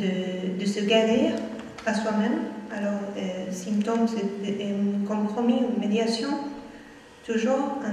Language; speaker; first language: French; non-native, fluent; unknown